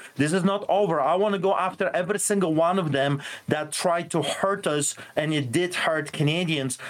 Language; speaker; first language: English; non-native, fluent; Polish